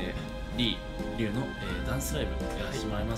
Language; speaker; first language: Japanese; non-native, fluent; Korean